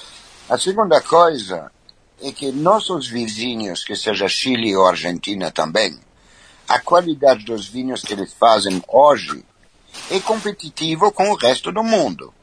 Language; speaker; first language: Portuguese; non-native, fluent; French